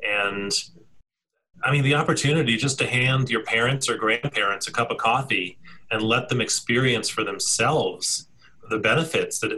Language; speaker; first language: English; native; English